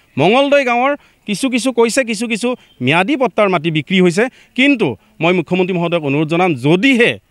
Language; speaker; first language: Assamese; native; Assamese